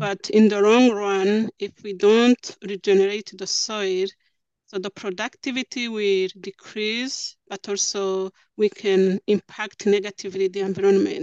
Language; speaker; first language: English; non-native, local second language; Kinyarwanda